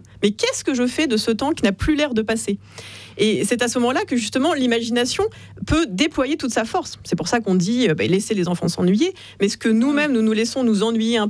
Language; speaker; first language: French; native; French